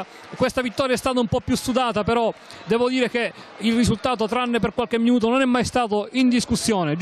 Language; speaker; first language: Italian; native; Italian